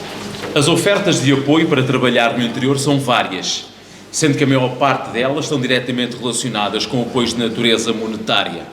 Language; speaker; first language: Portuguese; native; Portuguese